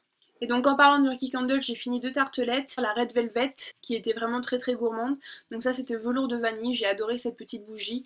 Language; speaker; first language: French; native; French